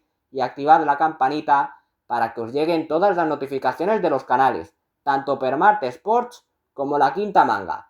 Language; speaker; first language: Spanish; native; Spanish